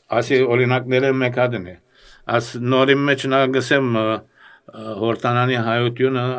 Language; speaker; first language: Armenian; early bilingual, heritage; Armenian